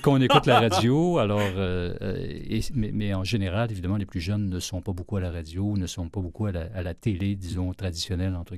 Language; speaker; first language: French; native; French